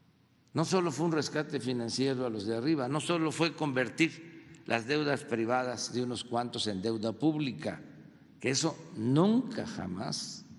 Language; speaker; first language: Spanish; native; Spanish